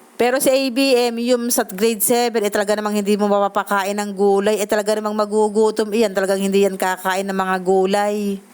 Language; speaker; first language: Filipino; native; Filipino